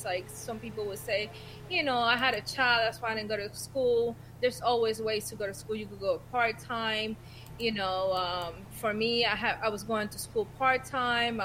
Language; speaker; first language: English; non-native, fluent; Spanish